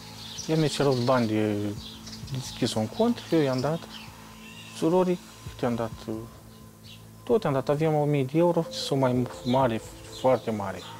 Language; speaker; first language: Romanian; non-native, local second language; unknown